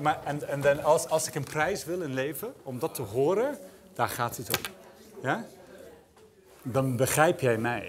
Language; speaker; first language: Dutch; non-native, fluent; English